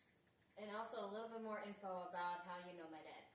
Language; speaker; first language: English; native; English